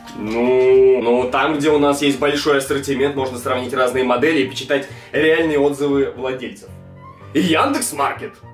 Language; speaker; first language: Russian; native; Russian